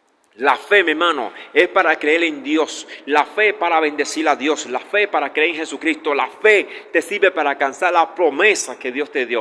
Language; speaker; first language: Spanish; native; Spanish